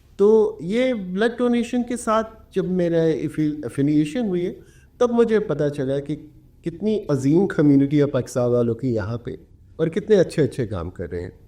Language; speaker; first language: Urdu; early bilingual, heritage; Urdu